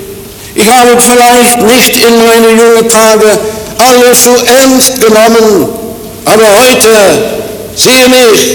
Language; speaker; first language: German; non-native, fluent; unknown